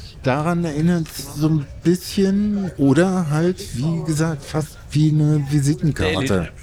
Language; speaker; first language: German; native; German